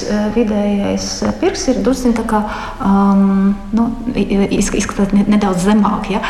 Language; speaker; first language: Latvian; non-native, local second language; Russian